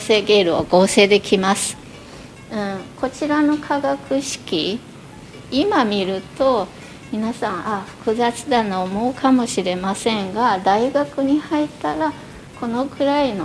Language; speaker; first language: Japanese; non-native, fluent; Chinese